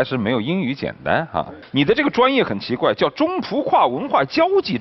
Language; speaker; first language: Chinese; native; Chinese